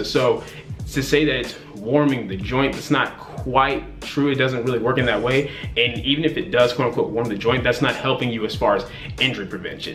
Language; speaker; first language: English; native; English